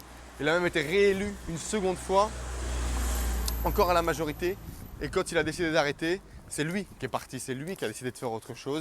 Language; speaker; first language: French; native; French